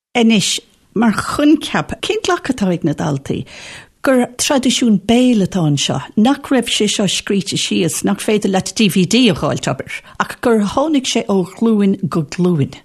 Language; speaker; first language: Irish; native; Irish